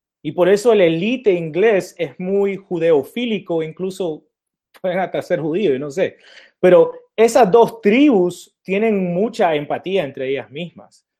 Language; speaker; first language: Spanish; early bilingual, heritage; Spanish